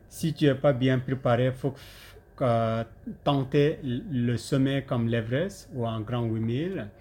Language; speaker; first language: French; non-native, learner; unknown